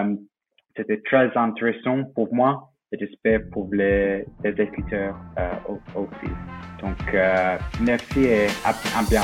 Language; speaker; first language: French; non-native, fluent; English